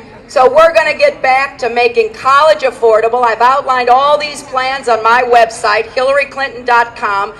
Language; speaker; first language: English; native; English